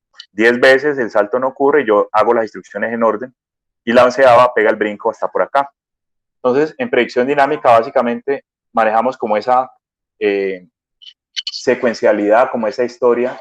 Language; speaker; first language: Spanish; native; Spanish